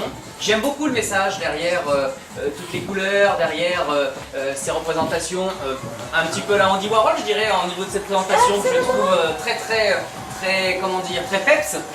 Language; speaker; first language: French; native; French